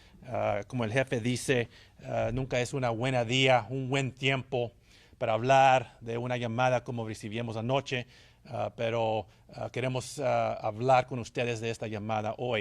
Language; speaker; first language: Spanish; early bilingual, heritage; English